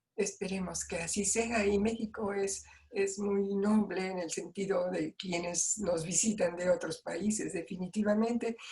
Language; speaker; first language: Spanish; native; Spanish